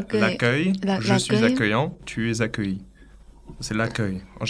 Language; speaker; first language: French; native; French